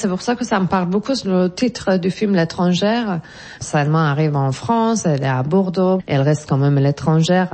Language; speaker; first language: French; non-native, fluent; Persian